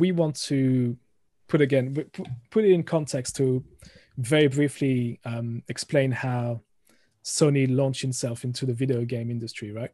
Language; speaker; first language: English; non-native, fluent; French